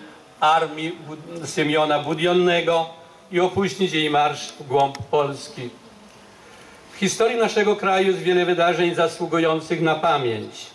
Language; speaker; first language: Polish; native; Polish